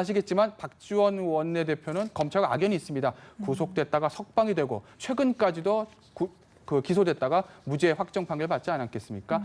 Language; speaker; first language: Korean; native; Korean